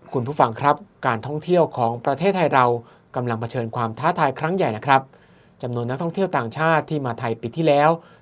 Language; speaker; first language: Thai; native; Thai